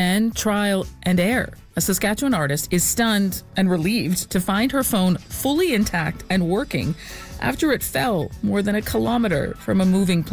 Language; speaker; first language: English; native; English